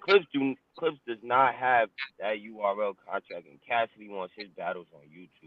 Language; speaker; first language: English; native; English